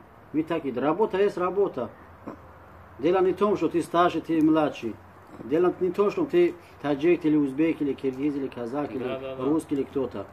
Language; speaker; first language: Russian; non-native, learner; Tajik